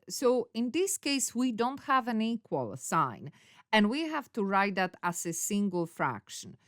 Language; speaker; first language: English; non-native, fluent; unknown